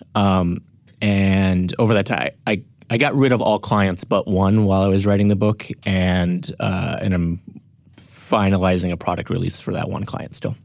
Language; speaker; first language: English; native; English